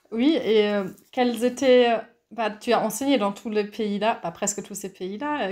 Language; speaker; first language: French; non-native, fluent; German